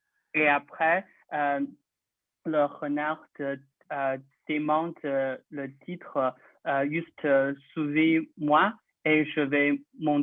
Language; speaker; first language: French; non-native, learner; Chinese